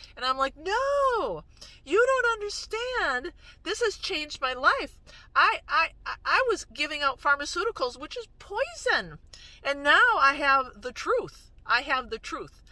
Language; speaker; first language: English; native; English